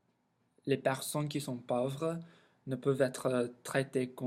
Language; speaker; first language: French; non-native, learner; English